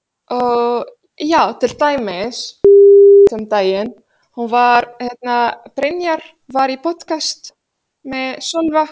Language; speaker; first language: Icelandic; non-native, fluent; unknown